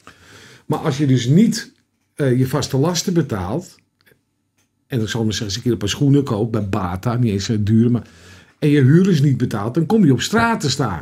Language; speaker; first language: Dutch; native; Dutch